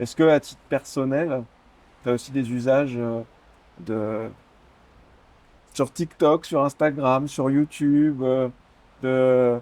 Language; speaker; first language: French; native; French